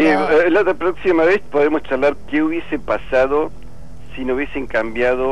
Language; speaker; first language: Spanish; native; Spanish